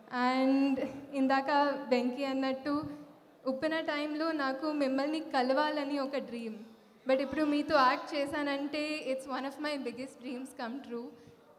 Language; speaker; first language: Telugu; non-native, fluent; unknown